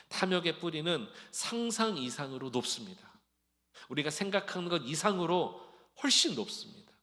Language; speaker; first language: Korean; native; Korean